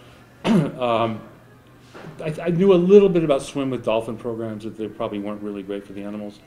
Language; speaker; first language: English; native; English